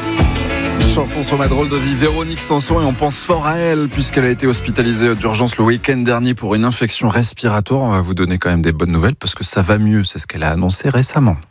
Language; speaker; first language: French; native; French